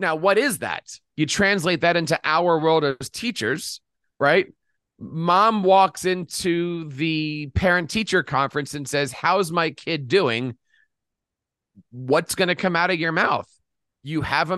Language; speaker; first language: English; native; English